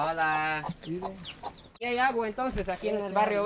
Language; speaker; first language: Spanish; non-native, fluent; English